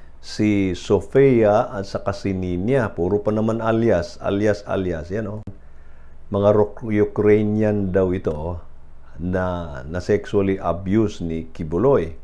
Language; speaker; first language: Filipino; native; Filipino